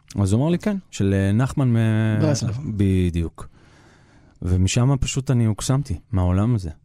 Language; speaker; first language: Hebrew; native; Hebrew